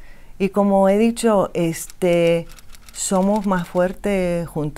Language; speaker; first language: Spanish; non-native, fluent; English